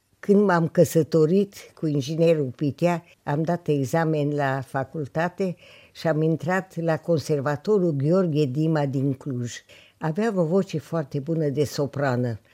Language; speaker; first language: Romanian; non-native, local second language; Hungarian